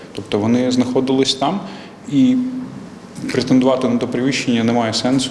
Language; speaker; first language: Ukrainian; native; Ukrainian